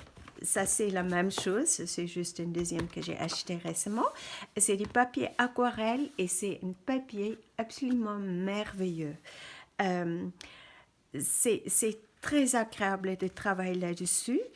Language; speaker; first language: French; non-native, fluent; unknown